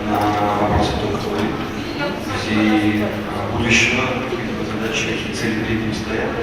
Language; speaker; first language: Russian; native; Russian